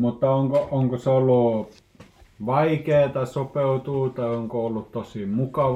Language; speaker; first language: Finnish; non-native, learner; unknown